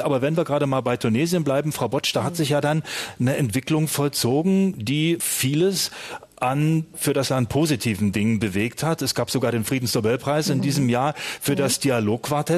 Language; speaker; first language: German; native; German